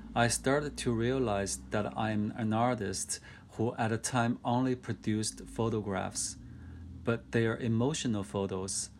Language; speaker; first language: English; non-native, fluent; Chinese